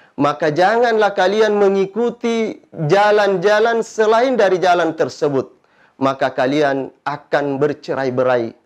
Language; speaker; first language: Malay; native; Malay